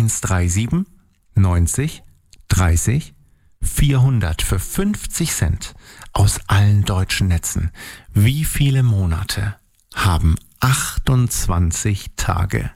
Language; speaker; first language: German; native; German